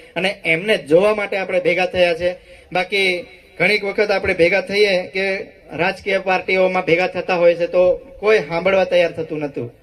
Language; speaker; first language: Gujarati; non-native, local second language; Rathawi